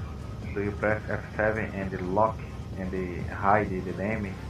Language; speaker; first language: English; non-native, learner; Portuguese